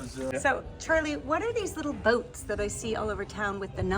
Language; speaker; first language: English; native; English